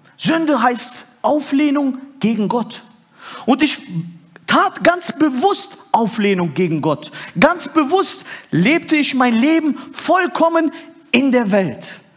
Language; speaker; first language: German; early bilingual, other home language; Turkish